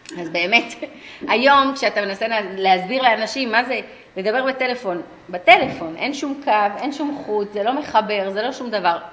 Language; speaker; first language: Hebrew; early bilingual, other home language; English